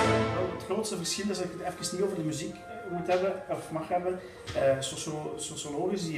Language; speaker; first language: Dutch; native; Dutch